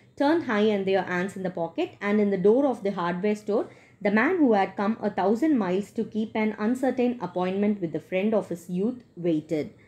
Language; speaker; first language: English; non-native, local second language; Tamil